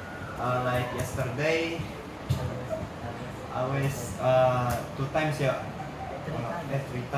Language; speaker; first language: English; non-native, learner; Indonesian